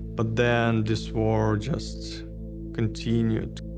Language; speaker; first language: English; non-native, learner; Ukrainian